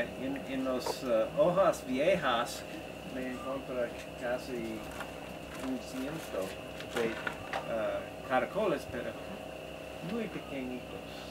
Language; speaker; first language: Spanish; non-native, learner; English